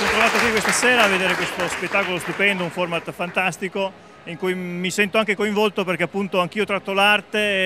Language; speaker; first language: Italian; native; Italian